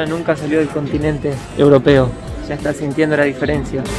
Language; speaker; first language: Spanish; native; Spanish